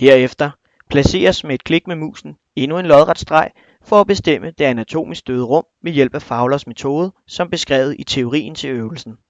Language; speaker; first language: Danish; native; Danish